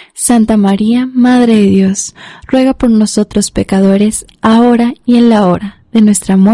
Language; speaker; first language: Spanish; native; Spanish